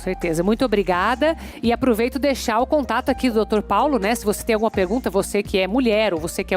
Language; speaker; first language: Portuguese; native; Portuguese